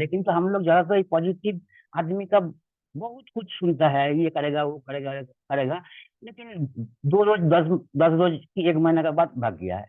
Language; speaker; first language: Hindi; non-native, local second language; Bangla